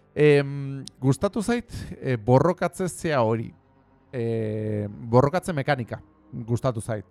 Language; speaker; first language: Basque; non-native, local second language; Spanish